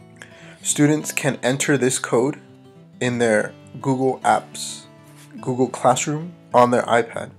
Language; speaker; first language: English; native; English